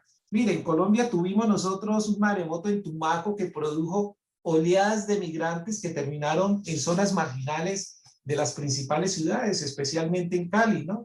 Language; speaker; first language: Spanish; native; Spanish